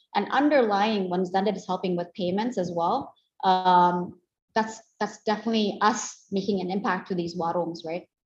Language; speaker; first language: English; non-native, fluent; Indonesian